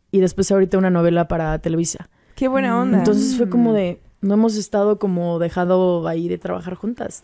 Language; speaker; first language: Spanish; native; Spanish